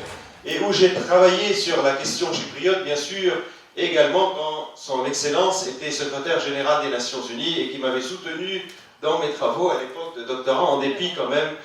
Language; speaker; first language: French; native; French